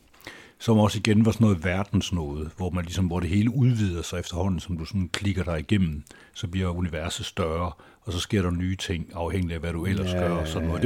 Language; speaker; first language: Danish; native; Danish